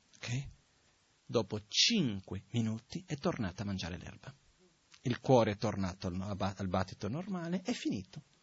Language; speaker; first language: Italian; non-native, fluent; Portuguese